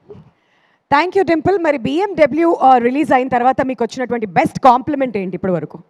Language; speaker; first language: Telugu; native; Telugu